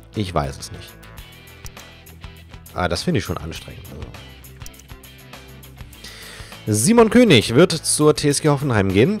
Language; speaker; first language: German; native; German